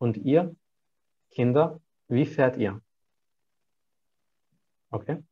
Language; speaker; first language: German; non-native, fluent; Arabic